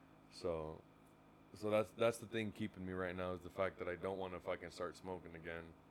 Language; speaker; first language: English; early bilingual, other home language; Spanish